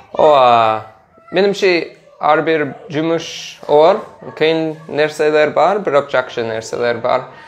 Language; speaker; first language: Kyrgyz; non-native, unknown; English